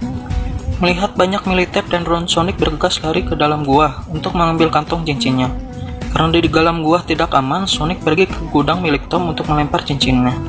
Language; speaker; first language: Indonesian; native; Indonesian